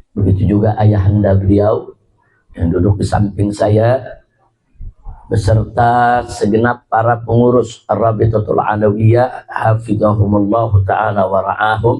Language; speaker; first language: Indonesian; native; Indonesian